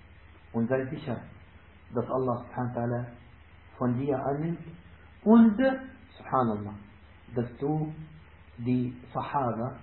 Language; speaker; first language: German; non-native, fluent; Arabic